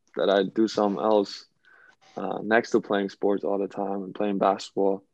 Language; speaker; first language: English; non-native, fluent; German